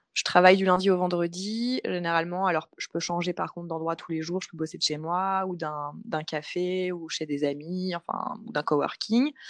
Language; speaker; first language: French; native; French